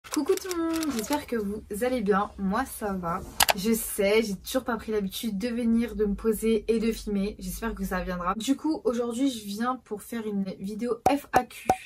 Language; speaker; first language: French; early bilingual, other home language; Portuguese